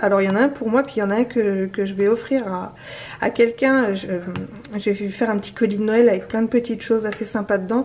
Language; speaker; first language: French; native; French